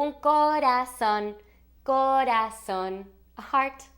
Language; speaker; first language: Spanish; non-native, fluent; English